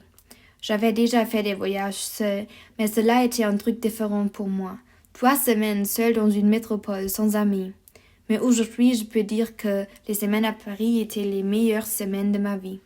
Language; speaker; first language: French; non-native, learner; German